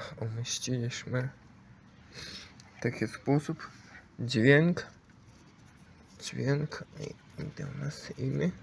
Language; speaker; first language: Polish; non-native, learner; Ukrainian